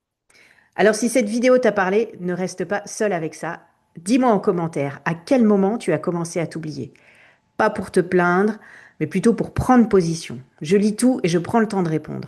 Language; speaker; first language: French; native; French